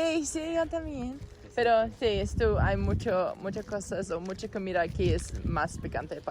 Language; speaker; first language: Spanish; non-native, learner; English